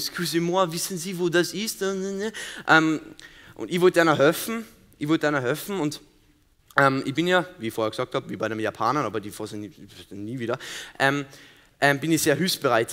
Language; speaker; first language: German; native; German